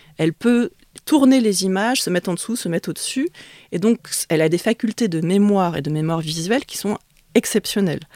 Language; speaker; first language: French; early bilingual, other home language; Vietnamese